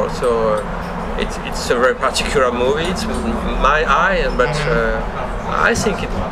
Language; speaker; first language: English; non-native, learner; French